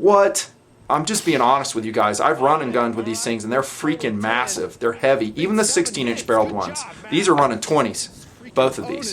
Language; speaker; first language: English; native; English